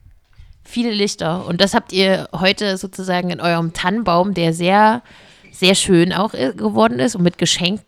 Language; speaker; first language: German; native; German